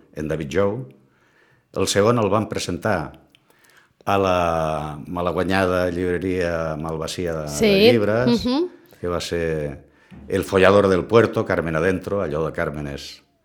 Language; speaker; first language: Catalan; non-native, local second language; Spanish